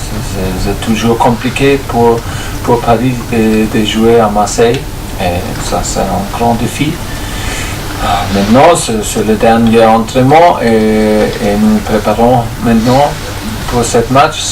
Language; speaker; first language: French; non-native, fluent; German